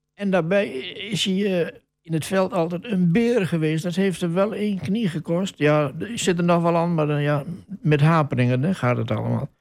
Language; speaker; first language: Dutch; native; Dutch